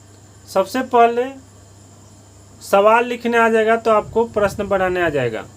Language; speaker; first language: Hindi; native; Hindi